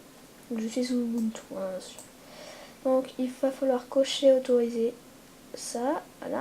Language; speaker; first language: French; native; French